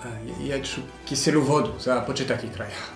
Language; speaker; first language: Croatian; non-native, learner; French